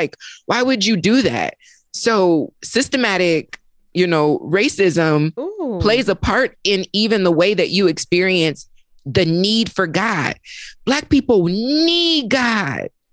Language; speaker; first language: English; native; English